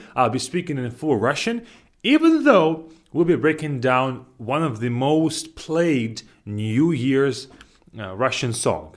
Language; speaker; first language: English; non-native, fluent; Russian